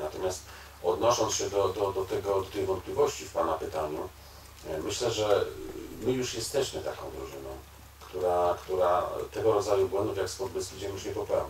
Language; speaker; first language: Polish; native; Polish